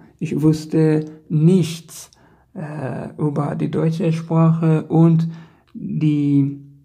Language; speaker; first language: German; non-native, learner; Persian